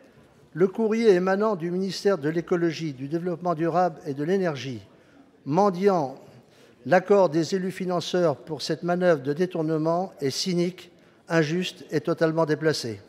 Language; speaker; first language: French; native; French